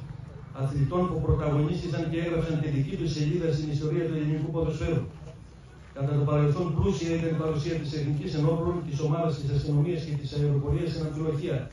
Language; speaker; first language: Greek; native; Greek